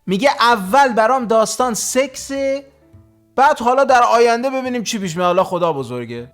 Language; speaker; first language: Persian; early bilingual, heritage; Persian